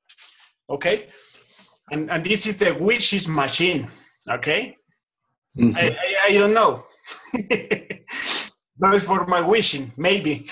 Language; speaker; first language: English; non-native, learner; Spanish